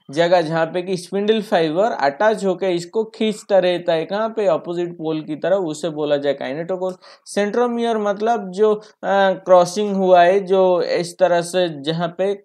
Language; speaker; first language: Hindi; non-native, local second language; Bangla